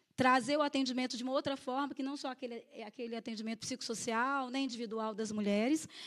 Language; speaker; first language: Portuguese; native; Portuguese